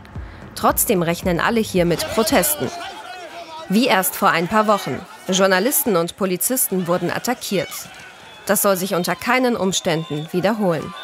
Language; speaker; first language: German; native; German